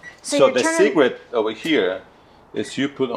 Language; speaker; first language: English; non-native, fluent; Italian